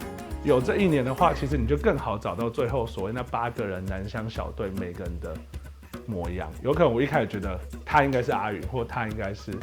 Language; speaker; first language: Chinese; native; Chinese